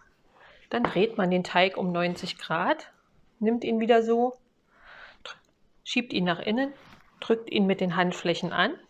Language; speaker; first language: German; native; German